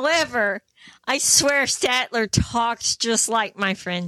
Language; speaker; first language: English; native; English